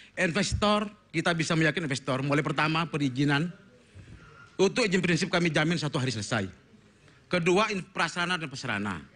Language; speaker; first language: Indonesian; non-native, local second language; Madurese